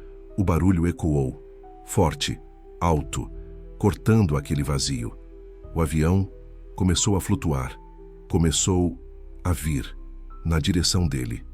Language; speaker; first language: Portuguese; native; Portuguese